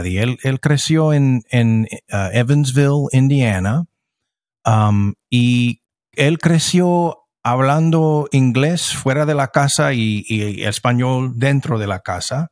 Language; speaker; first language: Spanish; non-native, fluent; English